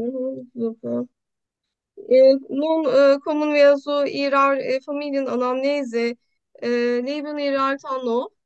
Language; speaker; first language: German; non-native, learner; Turkish